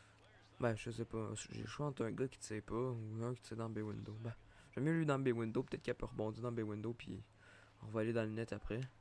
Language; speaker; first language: French; native; French